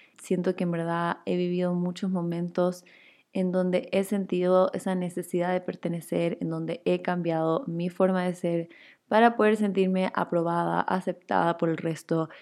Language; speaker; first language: Spanish; native; Spanish